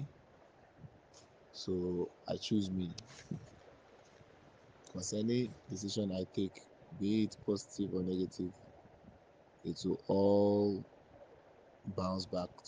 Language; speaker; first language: English; non-native, local second language; Igbo